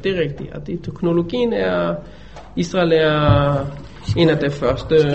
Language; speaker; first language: Danish; non-native, fluent; Hebrew